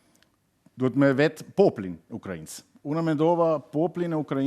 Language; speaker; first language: Albanian; non-native, learner; German